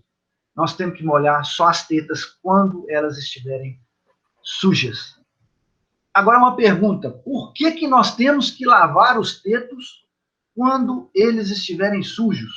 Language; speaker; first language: Portuguese; native; Portuguese